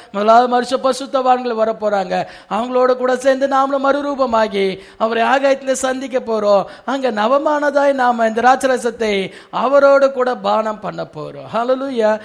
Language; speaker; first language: Tamil; native; Tamil